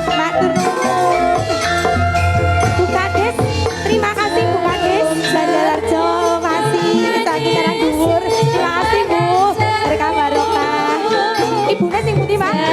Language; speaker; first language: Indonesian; non-native, local second language; Javanese